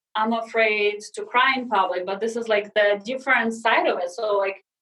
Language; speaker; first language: English; non-native, fluent; Russian